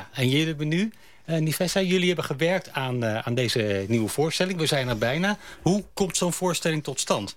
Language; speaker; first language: Dutch; native; Dutch